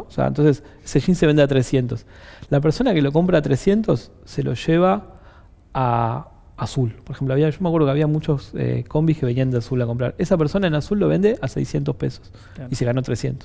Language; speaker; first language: Spanish; native; Spanish